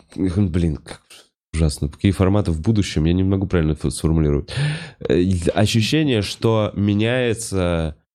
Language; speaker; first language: Russian; native; Russian